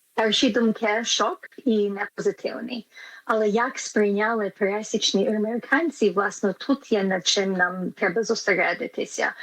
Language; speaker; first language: Ukrainian; early bilingual, heritage; Ukrainian